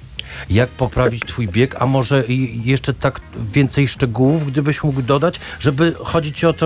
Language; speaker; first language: Polish; native; Polish